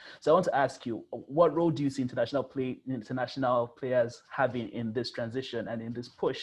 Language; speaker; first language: English; non-native, local second language; Yoruba